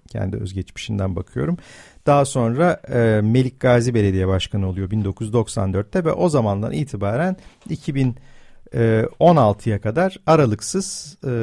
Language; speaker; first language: Turkish; native; Turkish